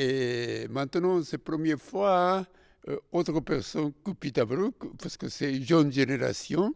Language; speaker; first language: French; non-native, fluent; Japanese